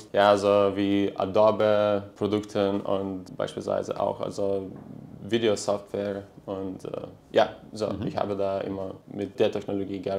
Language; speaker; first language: German; non-native, fluent; Lithuanian